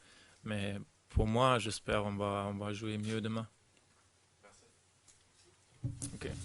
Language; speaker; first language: French; non-native, fluent; German